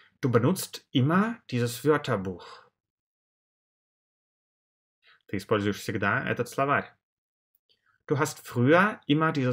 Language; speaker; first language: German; non-native, fluent; Russian